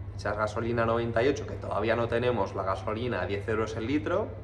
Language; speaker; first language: Spanish; native; Spanish